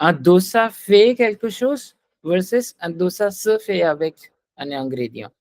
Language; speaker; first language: French; non-native, fluent; Hindi